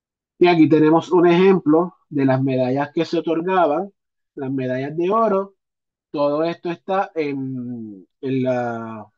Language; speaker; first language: Spanish; native; Spanish